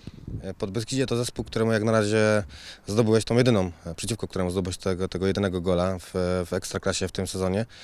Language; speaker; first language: Polish; native; Polish